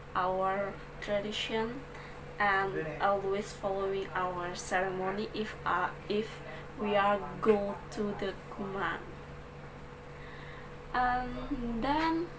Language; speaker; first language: English; non-native, learner; Balinese